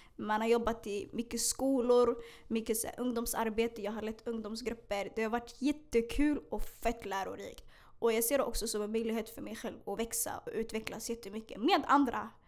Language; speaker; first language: Swedish; early bilingual, other home language; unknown